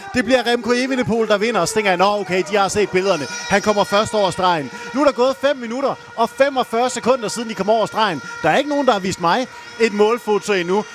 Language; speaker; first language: Danish; native; Danish